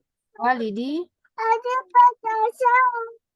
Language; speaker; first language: Arabic; non-native, learner; Indonesian